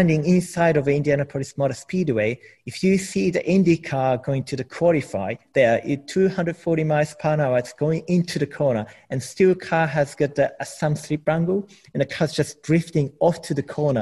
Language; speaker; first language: English; non-native, fluent; Japanese